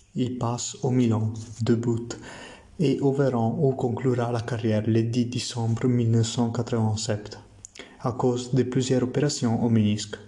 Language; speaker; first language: French; non-native, learner; Italian